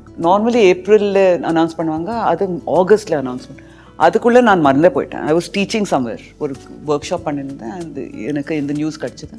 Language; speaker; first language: Tamil; early bilingual, heritage; Tamil